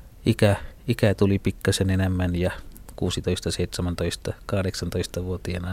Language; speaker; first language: Finnish; non-native, fluent; Tamil